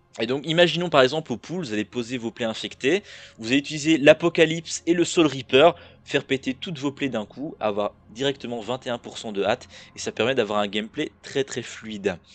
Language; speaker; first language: French; native; French